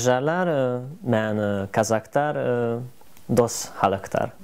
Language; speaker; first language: Kazakh; non-native, learner; Hungarian